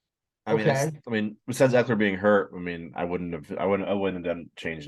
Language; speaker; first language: English; native; English